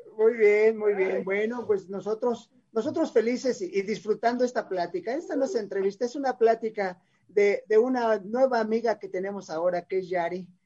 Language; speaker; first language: Spanish; native; Spanish